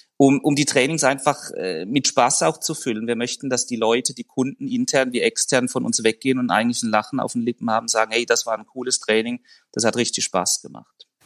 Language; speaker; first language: German; native; German